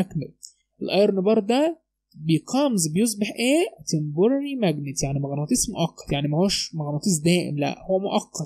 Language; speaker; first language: Arabic; native; Arabic